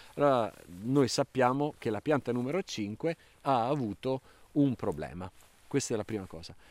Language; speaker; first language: Italian; native; Italian